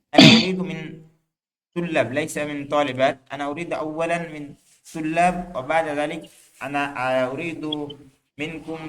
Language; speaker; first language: Arabic; non-native, fluent; Bangla